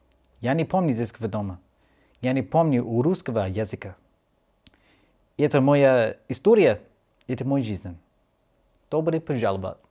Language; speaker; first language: Russian; non-native, learner; English